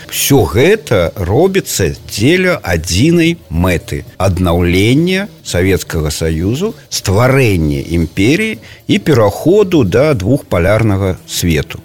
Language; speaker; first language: Belarusian; native; Belarusian